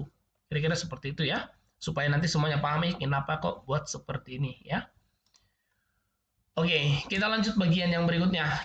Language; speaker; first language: Indonesian; native; Indonesian